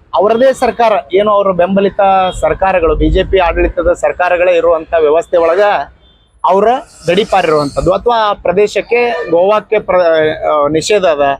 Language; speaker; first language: Kannada; native; Kannada